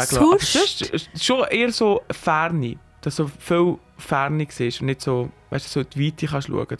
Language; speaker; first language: German; native; German